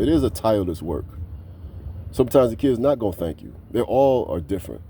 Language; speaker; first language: English; native; English